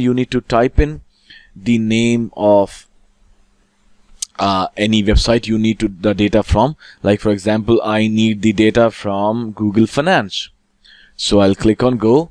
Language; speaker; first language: English; non-native, local second language; Hindi